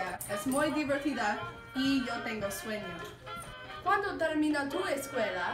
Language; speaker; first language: Spanish; non-native, learner; English